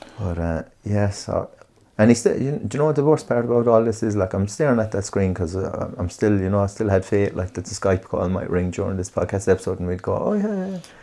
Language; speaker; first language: English; native; English